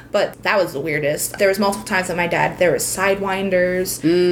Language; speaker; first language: English; native; English